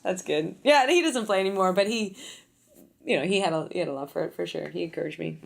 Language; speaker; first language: English; native; English